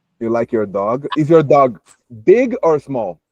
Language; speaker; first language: English; non-native, fluent; Portuguese